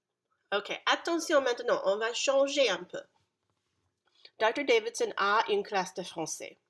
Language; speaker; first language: French; non-native, fluent; English